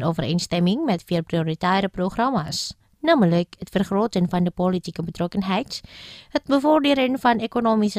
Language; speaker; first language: Dutch; non-native, fluent; Indonesian